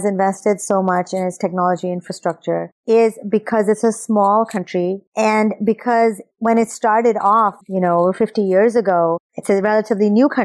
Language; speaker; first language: English; non-native, local second language; Urdu